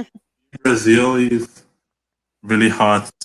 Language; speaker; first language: English; non-native, learner; Portuguese